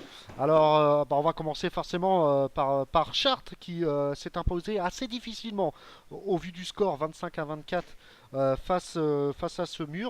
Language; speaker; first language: French; native; French